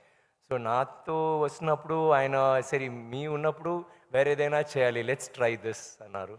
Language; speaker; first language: Telugu; non-native, learner; Tamil